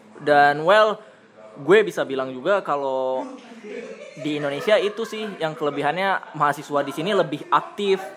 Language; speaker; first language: Indonesian; native; Indonesian